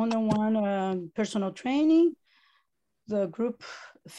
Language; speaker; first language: English; non-native, fluent; Italian